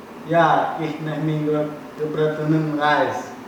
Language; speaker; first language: German; non-native, learner; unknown